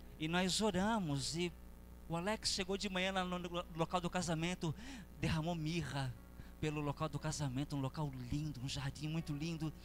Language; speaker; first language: Portuguese; native; Portuguese